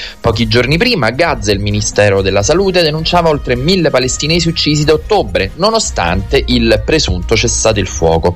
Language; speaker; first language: Italian; native; Italian